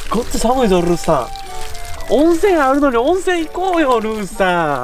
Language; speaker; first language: Japanese; native; Japanese